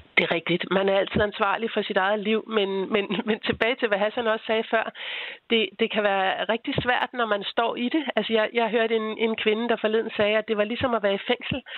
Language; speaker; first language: Danish; native; Danish